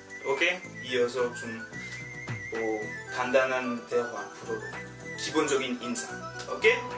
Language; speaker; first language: Korean; non-native, learner; French